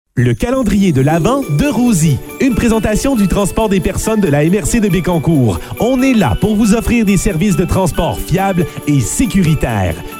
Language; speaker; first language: French; native; French